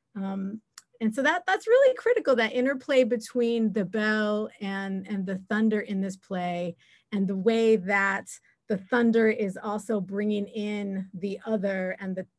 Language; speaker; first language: English; native; English